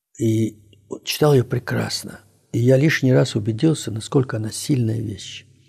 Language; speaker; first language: Russian; native; Russian